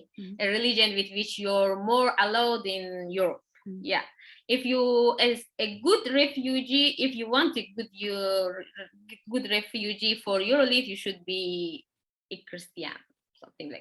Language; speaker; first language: English; non-native, learner; Persian